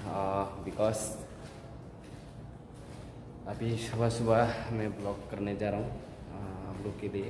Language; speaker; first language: Hindi; non-native, local second language; Kok Borok